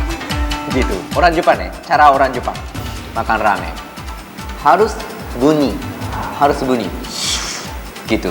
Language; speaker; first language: Indonesian; non-native, fluent; Japanese